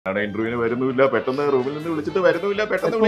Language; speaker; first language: Malayalam; native; Malayalam